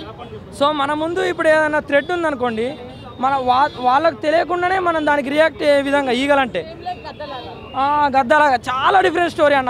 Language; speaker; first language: Telugu; native; Telugu